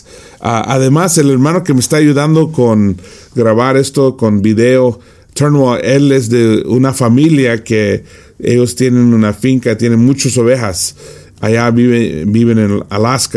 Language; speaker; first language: Spanish; non-native, fluent; English